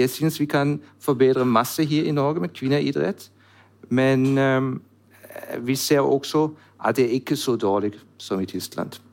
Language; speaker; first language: Norwegian; non-native, learner; German